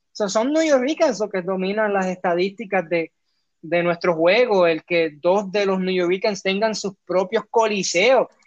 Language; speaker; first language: Spanish; early bilingual, heritage; Spanish